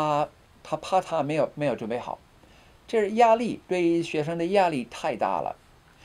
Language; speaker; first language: Chinese; non-native, fluent; English